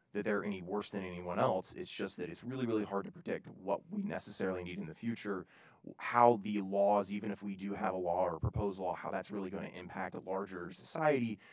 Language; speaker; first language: English; native; English